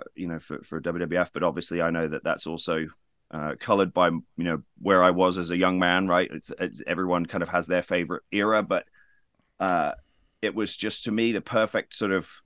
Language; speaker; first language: English; native; English